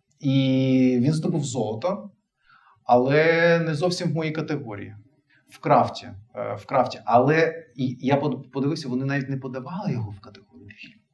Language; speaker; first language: Ukrainian; non-native, local second language; Russian